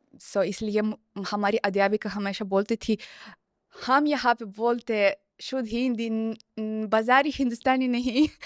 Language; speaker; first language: Hindi; non-native, fluent; Russian